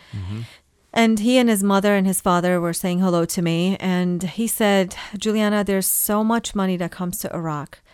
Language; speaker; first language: English; non-native, fluent; Persian